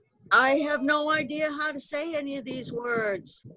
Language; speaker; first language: English; native; English